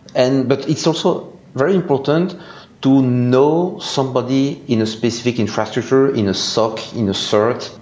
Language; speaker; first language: English; non-native, fluent; French